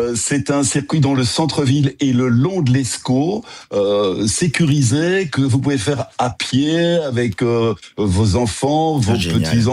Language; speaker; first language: French; native; French